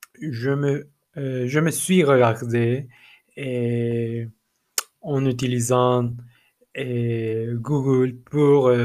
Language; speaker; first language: French; non-native, learner; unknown